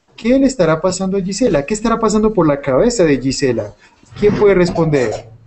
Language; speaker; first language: Spanish; native; Spanish